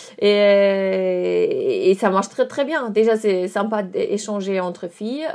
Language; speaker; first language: French; non-native, fluent; German